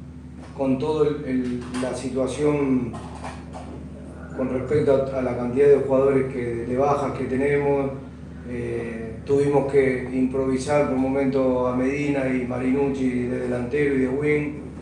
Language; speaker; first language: Spanish; native; Spanish